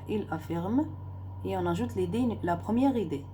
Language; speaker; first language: French; non-native, local second language; Arabic